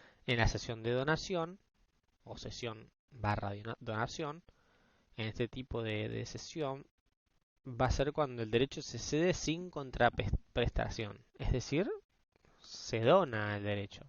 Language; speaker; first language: Spanish; native; Spanish